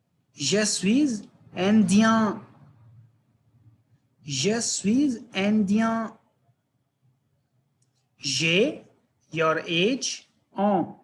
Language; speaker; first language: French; non-native, fluent; Hindi